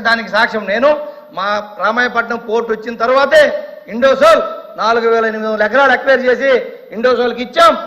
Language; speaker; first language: Telugu; native; Telugu